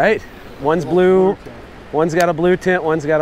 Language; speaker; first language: English; native; English